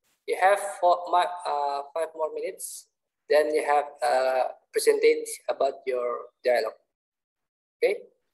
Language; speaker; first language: English; non-native, fluent; Indonesian